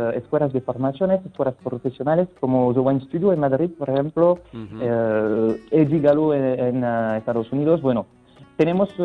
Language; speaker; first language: Spanish; non-native, fluent; French